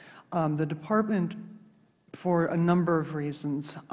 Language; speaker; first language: English; native; English